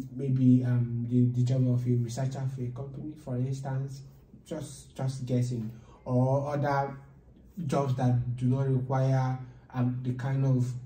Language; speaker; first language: English; non-native, local second language; Igbo